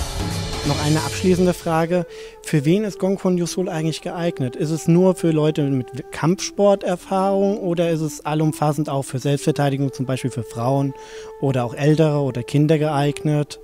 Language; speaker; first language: German; native; German